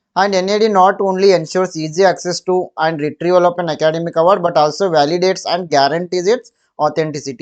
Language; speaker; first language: English; non-native, local second language; Kannada